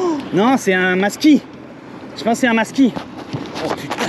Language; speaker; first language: French; native; French